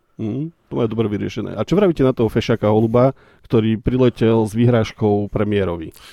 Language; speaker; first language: Slovak; native; Slovak